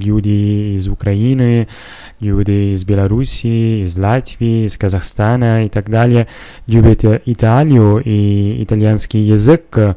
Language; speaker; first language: Russian; non-native, fluent; Italian